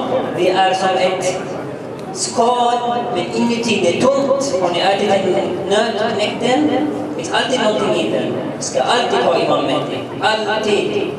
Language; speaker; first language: Swedish; early bilingual, other home language; Arabic